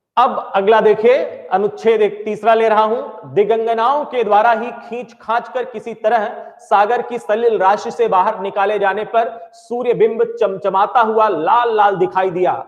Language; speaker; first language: Hindi; native; Hindi